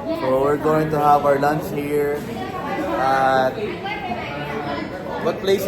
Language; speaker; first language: English; non-native, fluent; Filipino